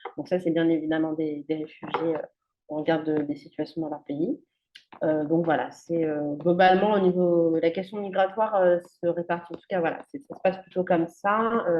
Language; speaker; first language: French; native; French